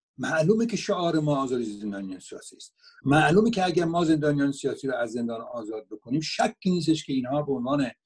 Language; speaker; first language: Persian; native; Persian